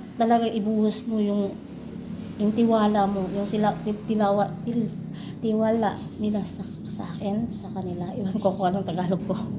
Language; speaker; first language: Filipino; non-native, local second language; Cebuano